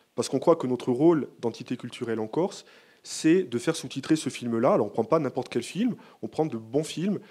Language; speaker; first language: French; native; French